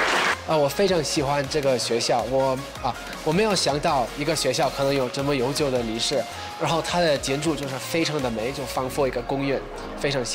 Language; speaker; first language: Chinese; non-native, learner; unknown